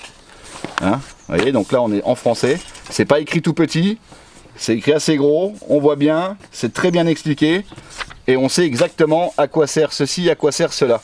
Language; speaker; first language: French; native; French